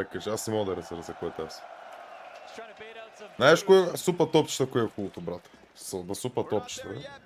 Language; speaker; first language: Bulgarian; native; Bulgarian